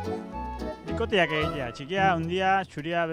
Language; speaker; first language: Basque; native; Basque